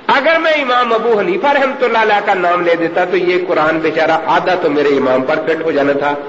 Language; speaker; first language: Urdu; non-native, local second language; Punjabi